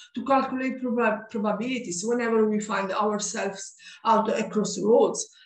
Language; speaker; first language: English; non-native, learner; Italian